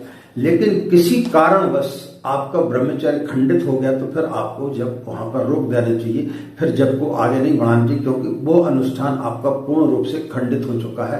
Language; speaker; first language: Hindi; native; Hindi